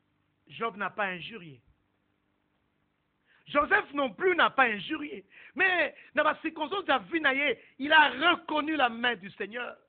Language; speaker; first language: French; non-native, local second language; Lingala